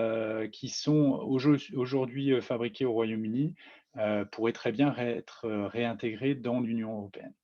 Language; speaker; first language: French; native; French